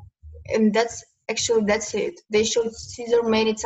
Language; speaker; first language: English; non-native, learner; Ukrainian